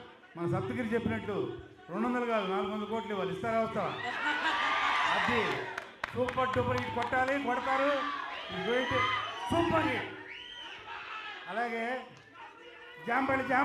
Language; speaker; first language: Telugu; native; Telugu